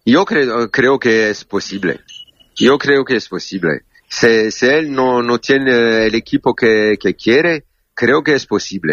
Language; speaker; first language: Spanish; non-native, learner; French